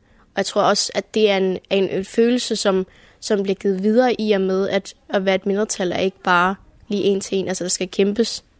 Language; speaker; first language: Danish; early bilingual, heritage; Danish